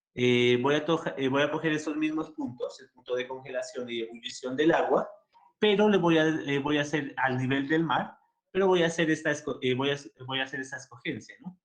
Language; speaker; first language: Spanish; native; Spanish